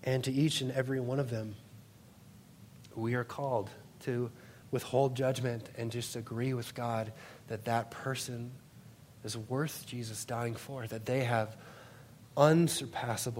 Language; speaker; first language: English; native; English